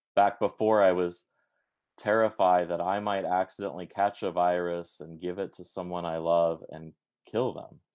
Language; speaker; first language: English; native; English